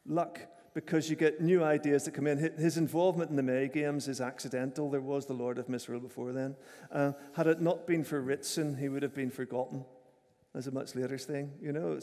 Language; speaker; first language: English; native; English